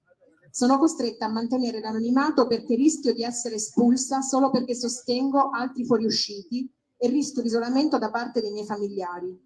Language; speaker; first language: Italian; native; Italian